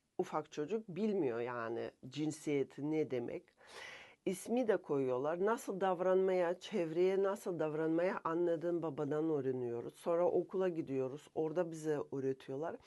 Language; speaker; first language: Turkish; non-native, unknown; Russian